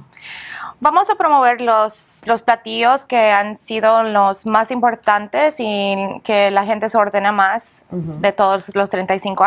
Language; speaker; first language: Spanish; early bilingual, heritage; English